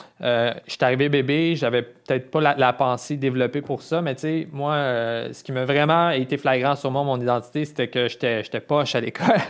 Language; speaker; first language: French; native; French